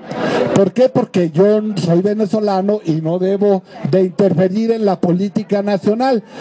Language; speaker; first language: Spanish; native; Spanish